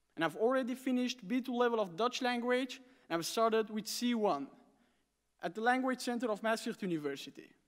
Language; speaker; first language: English; non-native, fluent; Arabic